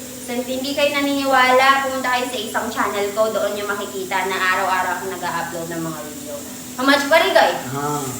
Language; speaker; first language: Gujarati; non-native, learner; Filipino